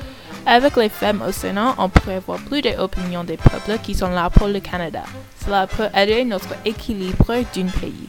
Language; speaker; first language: French; non-native, learner; English